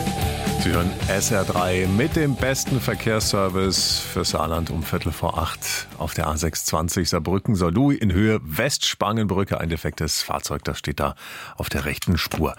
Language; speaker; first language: German; native; German